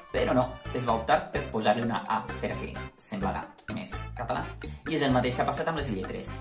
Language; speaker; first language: Catalan; native; Catalan